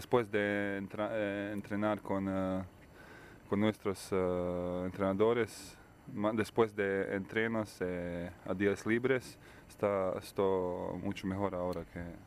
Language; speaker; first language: Spanish; non-native, learner; Bosnian